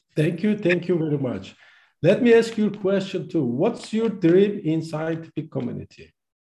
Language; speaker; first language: English; non-native, fluent; Turkish